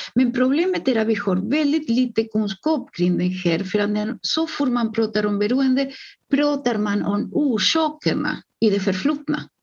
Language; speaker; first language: Swedish; non-native, fluent; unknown